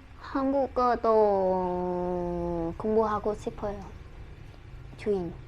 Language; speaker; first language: Korean; non-native, learner; Vietnamese